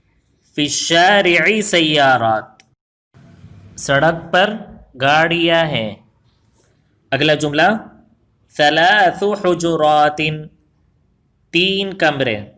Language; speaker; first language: Urdu; native; Urdu